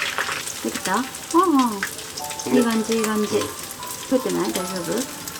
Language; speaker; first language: Japanese; non-native, fluent; Korean